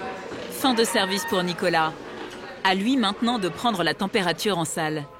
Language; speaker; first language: French; native; French